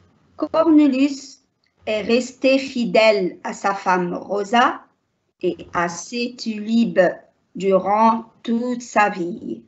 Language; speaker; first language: French; non-native, learner; Arabic